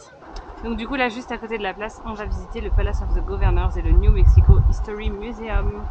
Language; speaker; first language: French; native; French